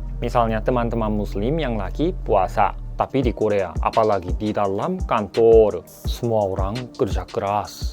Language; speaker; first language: Indonesian; non-native, fluent; Korean